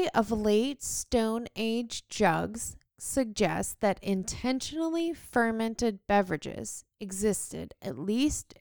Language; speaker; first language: English; native; English